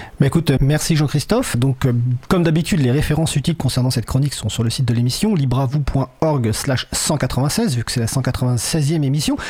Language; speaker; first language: French; native; French